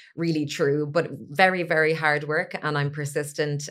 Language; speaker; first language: English; native; English